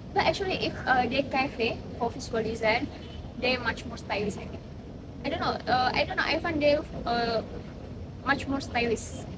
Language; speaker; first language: English; non-native, learner; Indonesian